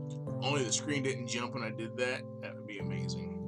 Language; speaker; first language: English; native; English